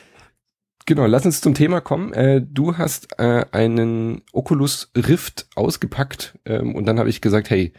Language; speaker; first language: German; native; German